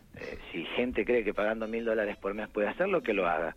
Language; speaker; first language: Spanish; native; Spanish